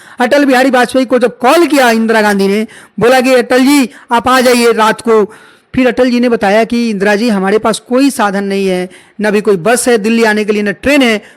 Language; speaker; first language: Hindi; native; Hindi